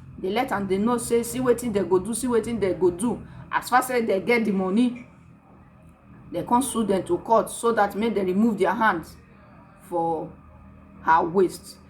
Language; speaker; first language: Nigerian Pidgin; native; Nigerian Pidgin